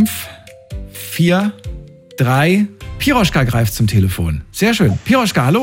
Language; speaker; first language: German; native; German